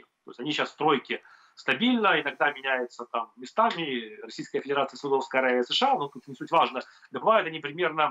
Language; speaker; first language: Russian; native; Russian